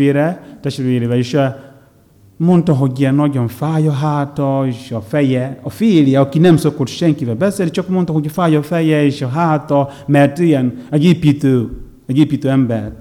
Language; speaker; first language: Hungarian; non-native, learner; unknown